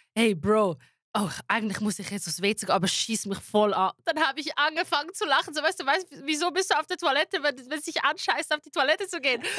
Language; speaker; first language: German; native; German